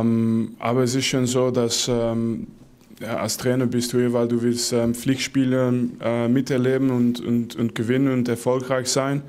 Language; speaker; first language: German; non-native, fluent; Dutch